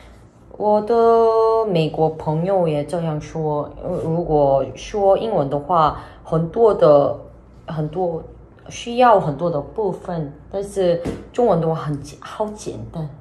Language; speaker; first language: Chinese; non-native, learner; Korean